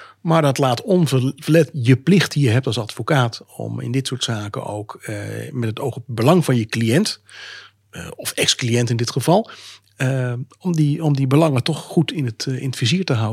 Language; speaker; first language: Dutch; native; Dutch